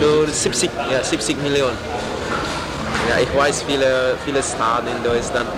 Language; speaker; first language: German; non-native, learner; Javanese